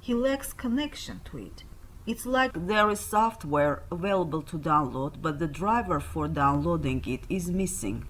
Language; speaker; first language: English; non-native, fluent; Armenian